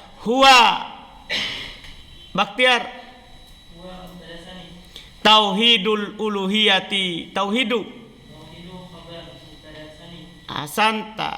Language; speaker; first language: Arabic; non-native, fluent; Indonesian